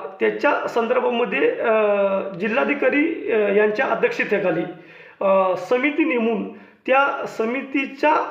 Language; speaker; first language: Marathi; non-native, local second language; Lambadi